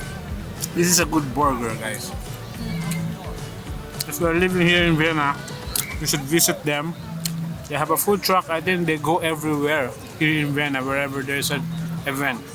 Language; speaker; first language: English; non-native, local second language; Filipino